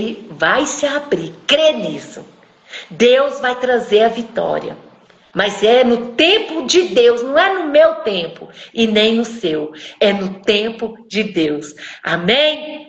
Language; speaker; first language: Portuguese; native; Portuguese